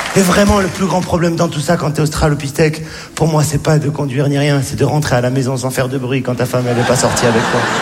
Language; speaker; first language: French; native; French